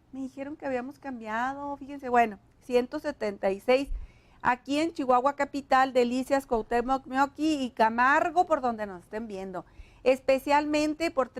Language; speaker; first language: Spanish; native; Spanish